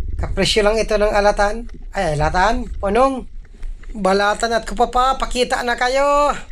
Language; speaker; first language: Filipino; non-native, local second language; Bikol